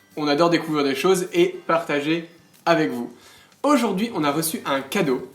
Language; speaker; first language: French; native; French